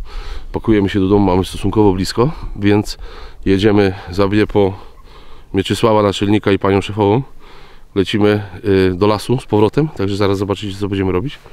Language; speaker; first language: Polish; native; Polish